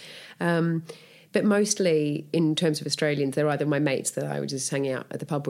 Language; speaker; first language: English; native; English